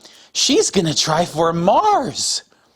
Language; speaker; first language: English; native; English